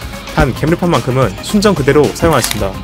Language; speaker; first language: Korean; native; Korean